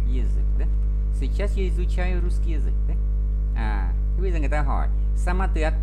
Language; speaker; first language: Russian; non-native, fluent; Vietnamese